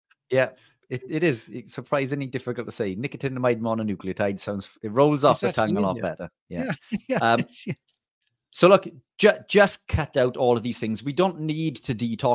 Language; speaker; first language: English; native; English